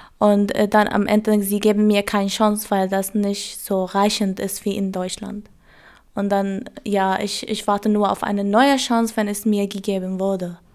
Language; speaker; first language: German; non-native, learner; Arabic